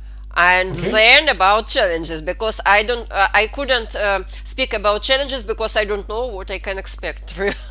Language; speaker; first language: English; non-native, fluent; Russian